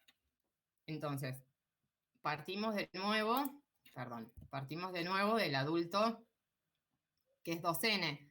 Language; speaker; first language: Spanish; native; Spanish